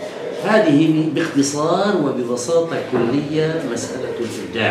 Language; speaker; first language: Arabic; native; Arabic